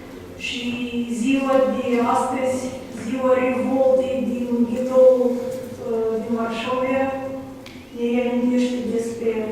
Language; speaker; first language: Romanian; non-native, local second language; Russian